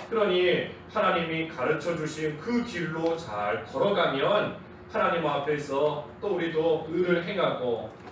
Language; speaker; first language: Korean; native; Korean